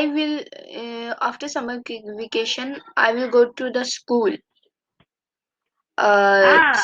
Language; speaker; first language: English; non-native, learner; Urdu